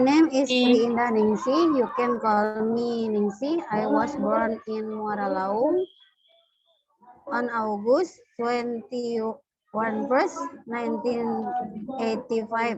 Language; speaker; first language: English; non-native, learner; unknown